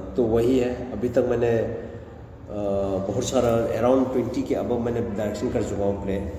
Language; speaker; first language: Hindi; non-native, local second language; Manipuri